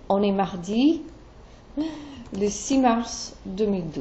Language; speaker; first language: French; non-native, fluent; English